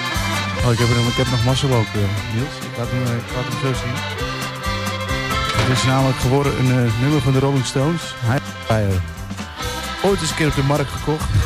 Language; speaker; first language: Dutch; native; Dutch